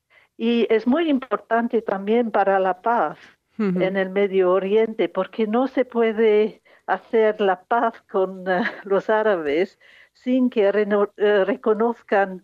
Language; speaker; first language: Spanish; non-native, fluent; English